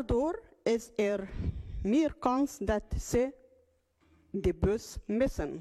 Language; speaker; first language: Dutch; non-native, learner; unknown